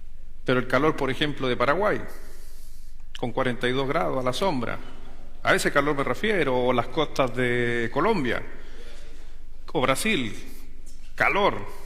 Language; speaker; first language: Spanish; native; Spanish